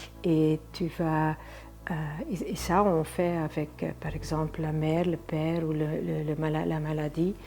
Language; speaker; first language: French; non-native, fluent; Dutch